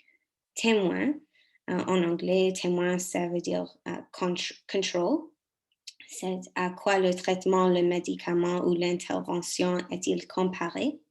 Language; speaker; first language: French; non-native, local second language; English